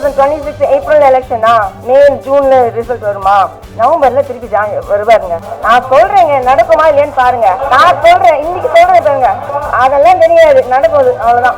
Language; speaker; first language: Tamil; non-native, learner; English